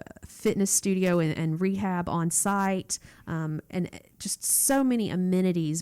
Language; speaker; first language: English; native; English